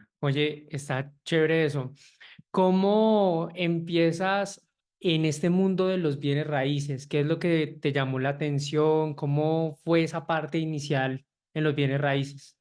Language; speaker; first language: Spanish; native; Spanish